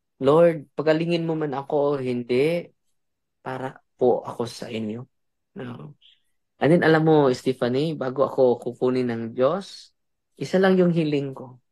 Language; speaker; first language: Filipino; non-native, local second language; Cebuano